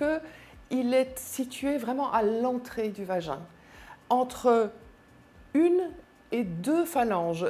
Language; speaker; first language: French; native; French